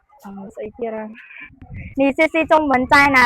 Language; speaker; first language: Chinese; non-native, learner; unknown